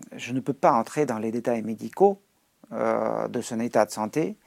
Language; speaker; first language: French; non-native, fluent; Russian